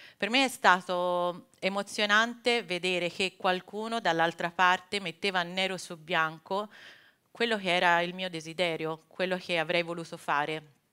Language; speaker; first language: Italian; native; Italian